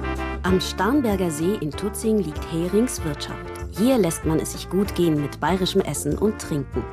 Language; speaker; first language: German; native; German